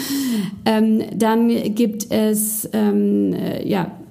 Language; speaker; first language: German; native; German